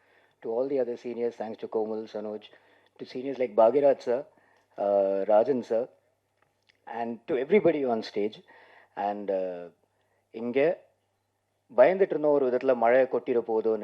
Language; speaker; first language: Tamil; native; Tamil